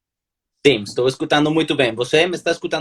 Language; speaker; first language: Portuguese; non-native, learner; Spanish